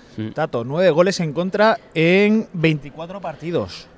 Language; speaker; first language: Spanish; native; Spanish